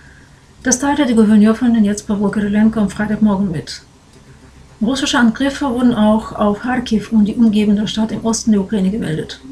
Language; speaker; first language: German; non-native, fluent; Ukrainian